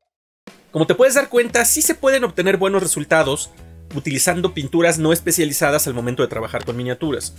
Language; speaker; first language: Spanish; native; Spanish